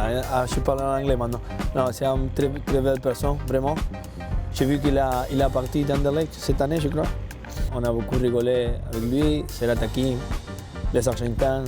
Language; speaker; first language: French; non-native, learner; Spanish